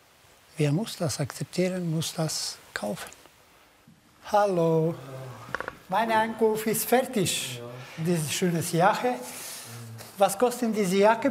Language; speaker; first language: German; non-native, learner; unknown